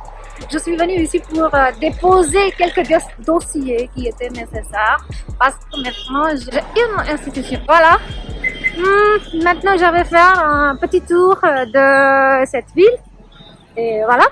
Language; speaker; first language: French; non-native, learner; Punjabi